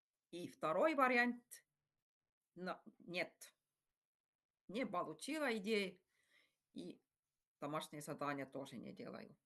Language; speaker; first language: Russian; non-native, fluent; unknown